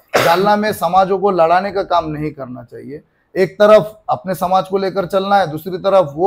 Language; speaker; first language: Hindi; non-native, local second language; Marathi